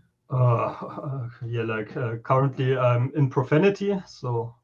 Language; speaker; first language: English; non-native, fluent; German